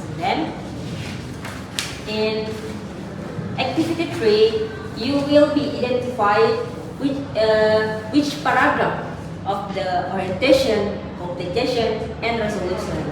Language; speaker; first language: English; non-native, learner; Indonesian